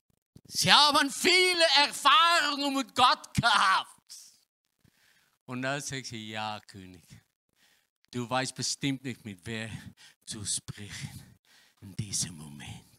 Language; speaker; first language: German; non-native, learner; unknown